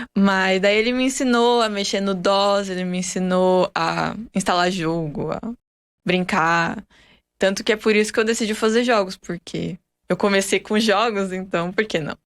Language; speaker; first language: Portuguese; native; Portuguese